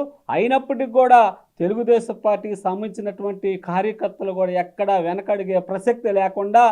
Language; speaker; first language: Telugu; native; Telugu